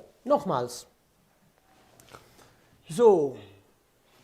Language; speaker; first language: German; non-native, fluent; Hindi